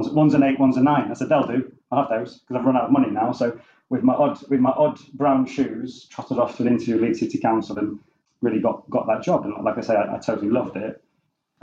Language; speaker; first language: English; native; English